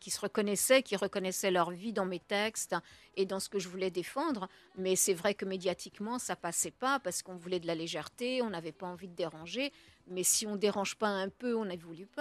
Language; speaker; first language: French; native; French